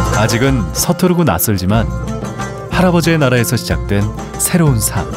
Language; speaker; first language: Korean; native; Korean